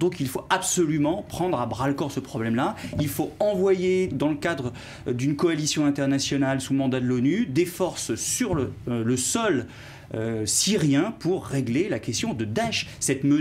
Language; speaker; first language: French; native; French